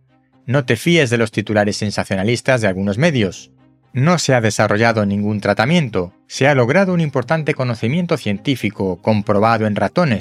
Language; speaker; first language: Spanish; native; Spanish